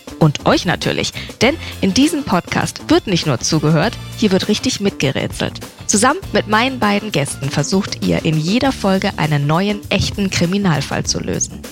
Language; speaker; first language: German; native; German